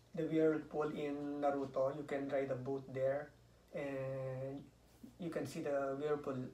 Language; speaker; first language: English; non-native, local second language; Filipino